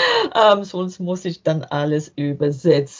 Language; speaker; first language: German; non-native, learner; English